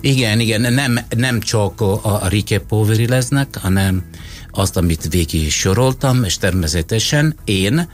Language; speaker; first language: Hungarian; non-native, fluent; Italian